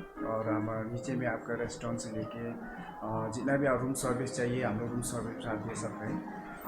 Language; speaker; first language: Hindi; non-native, local second language; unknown